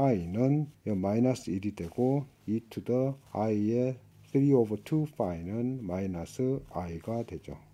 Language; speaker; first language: Korean; native; Korean